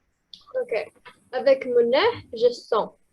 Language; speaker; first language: French; non-native, learner; English